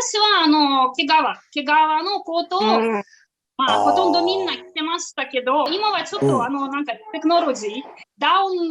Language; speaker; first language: Japanese; non-native, fluent; Russian